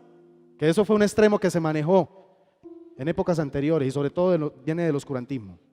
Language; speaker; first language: Spanish; native; Spanish